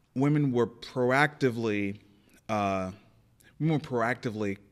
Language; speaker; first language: English; native; English